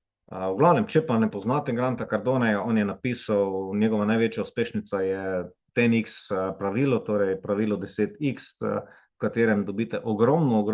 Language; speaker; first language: Slovenian; native; Slovenian